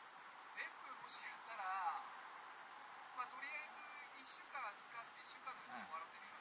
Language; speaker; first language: Japanese; native; Japanese